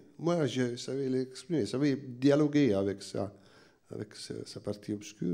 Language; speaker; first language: French; non-native, fluent; Italian